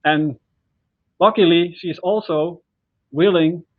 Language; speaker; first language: English; non-native, fluent; Dutch